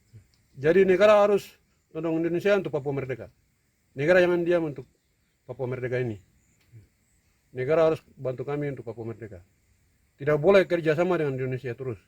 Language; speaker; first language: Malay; non-native, local second language; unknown